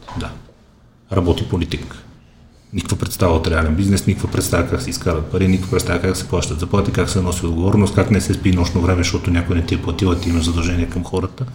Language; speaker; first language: Bulgarian; native; Bulgarian